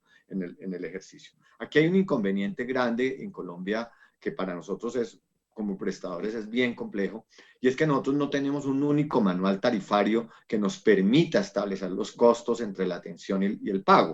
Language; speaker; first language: Spanish; native; Spanish